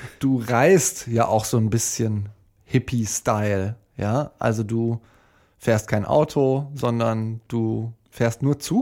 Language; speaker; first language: German; native; German